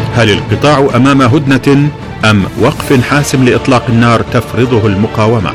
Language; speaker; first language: Arabic; native; Arabic